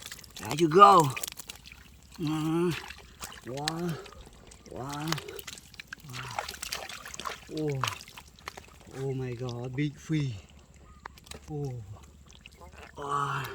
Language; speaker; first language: English; non-native, learner; Vietnamese